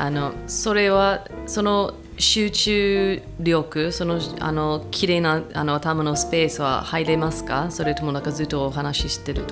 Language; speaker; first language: Japanese; non-native, fluent; English